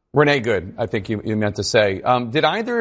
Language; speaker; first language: English; native; English